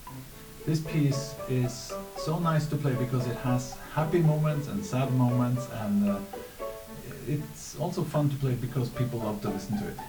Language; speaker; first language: English; non-native, fluent; Norwegian